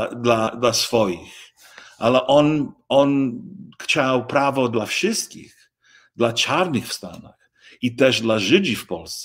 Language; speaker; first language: Polish; early bilingual, heritage; English